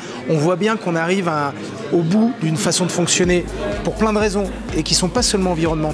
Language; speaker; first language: French; native; French